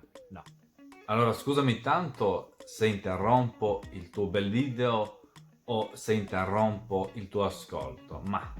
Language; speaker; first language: Italian; non-native, fluent; Serbian